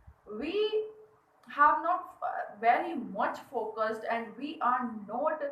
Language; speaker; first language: English; non-native, learner; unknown